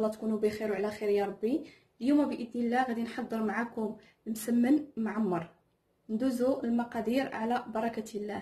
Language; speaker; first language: Arabic; native; Arabic